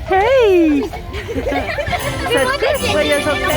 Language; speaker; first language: French; native; French